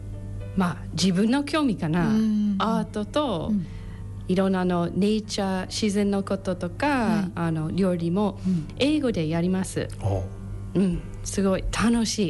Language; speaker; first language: Japanese; non-native, learner; English